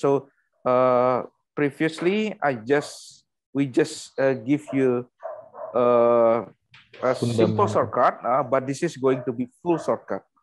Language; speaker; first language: English; non-native, learner; Indonesian